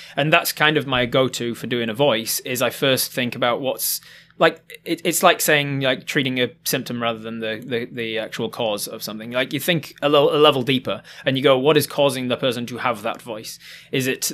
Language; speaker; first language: English; native; English